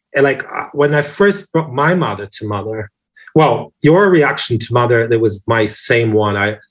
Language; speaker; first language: English; non-native, fluent; Portuguese